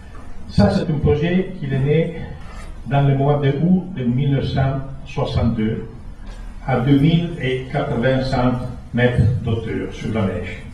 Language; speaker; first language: French; non-native, fluent; Italian